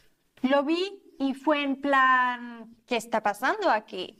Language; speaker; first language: Spanish; non-native, fluent; German